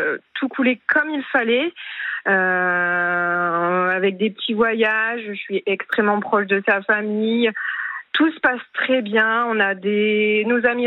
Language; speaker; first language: French; native; French